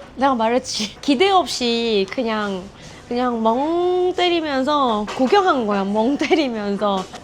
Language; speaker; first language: Korean; non-native, fluent; Vietnamese